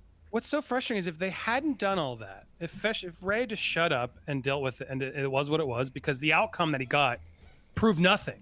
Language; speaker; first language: English; native; English